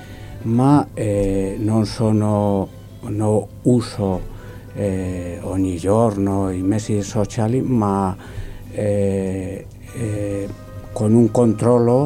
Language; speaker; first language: Italian; non-native, learner; Spanish